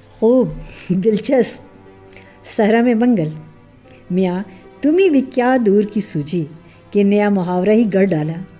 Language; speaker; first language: Urdu; native; Urdu